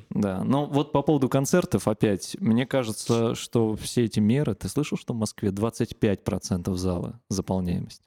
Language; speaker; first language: Russian; native; Russian